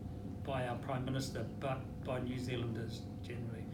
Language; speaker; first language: English; native; English